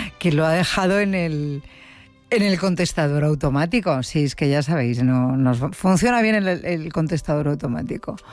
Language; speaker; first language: Spanish; native; Spanish